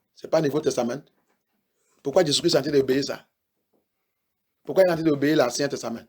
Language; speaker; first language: French; non-native, learner; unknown